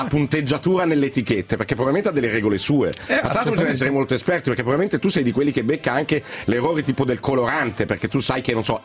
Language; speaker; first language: Italian; native; Italian